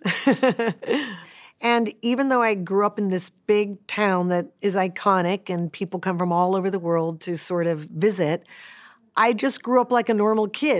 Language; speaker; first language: English; native; English